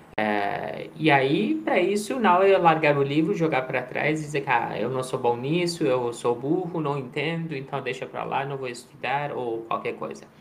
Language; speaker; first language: Portuguese; non-native, fluent; Persian